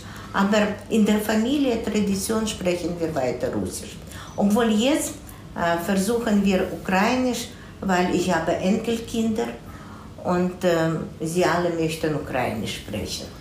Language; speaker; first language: German; non-native, fluent; Russian